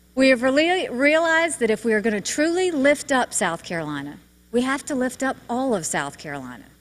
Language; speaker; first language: English; native; English